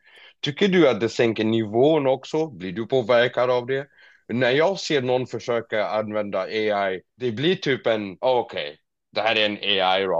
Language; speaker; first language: Swedish; non-native, fluent; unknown